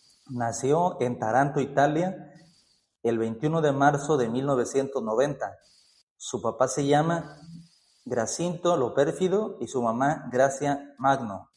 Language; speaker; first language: Spanish; native; Spanish